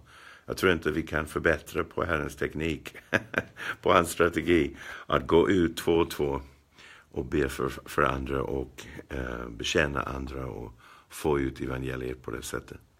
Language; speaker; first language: Swedish; non-native, fluent; English